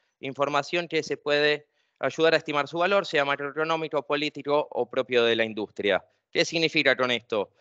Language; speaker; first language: Spanish; native; Spanish